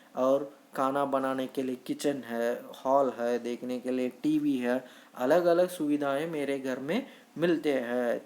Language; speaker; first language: Hindi; non-native, local second language; Kannada